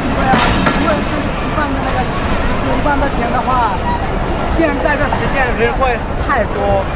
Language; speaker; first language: Chinese; non-native, learner; Bangla